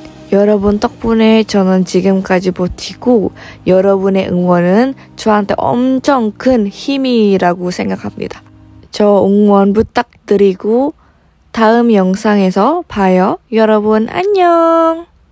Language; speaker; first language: Korean; non-native, fluent; Indonesian